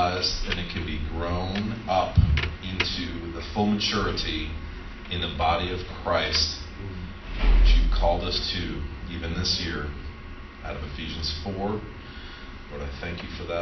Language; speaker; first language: English; native; English